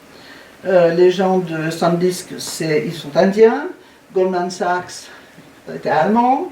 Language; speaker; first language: French; native; French